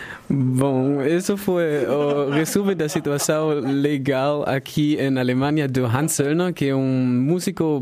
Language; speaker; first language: Portuguese; non-native, fluent; German